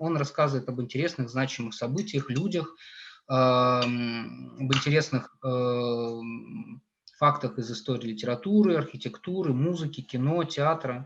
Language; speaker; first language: Russian; native; Russian